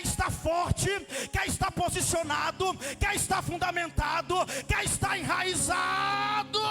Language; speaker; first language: Portuguese; native; Portuguese